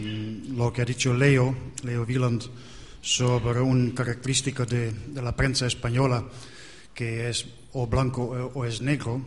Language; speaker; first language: Spanish; non-native, fluent; Dutch